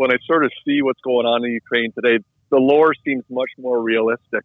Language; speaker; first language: English; native; English